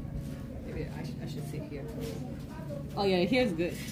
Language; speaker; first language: English; non-native, learner; Japanese